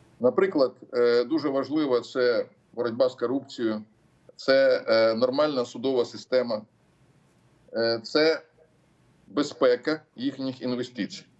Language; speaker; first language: Ukrainian; non-native, local second language; Russian